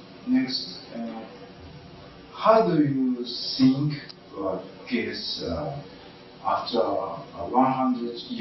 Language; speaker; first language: English; non-native, learner; Japanese